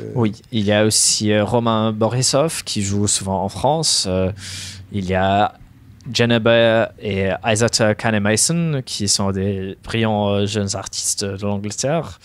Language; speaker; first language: French; non-native, fluent; English